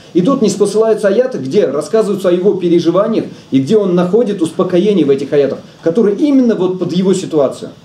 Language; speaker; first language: Russian; native; Russian